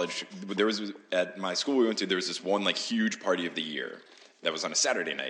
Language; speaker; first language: English; native; English